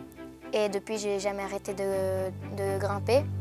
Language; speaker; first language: French; early bilingual, heritage; French